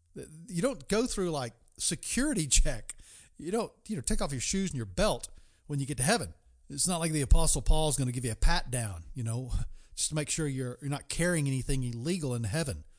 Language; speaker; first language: English; native; English